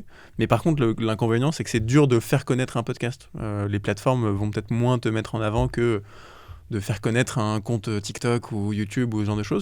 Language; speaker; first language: French; native; French